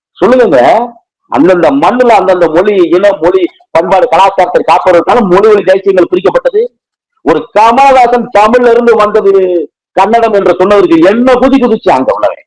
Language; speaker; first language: Tamil; native; Tamil